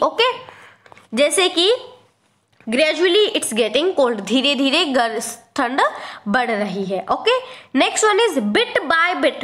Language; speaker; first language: Hindi; native; Hindi